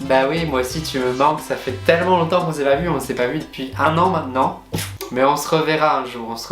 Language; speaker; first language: French; native; French